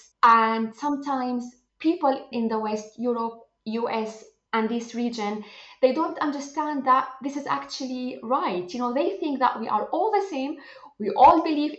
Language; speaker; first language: English; non-native, fluent; Arabic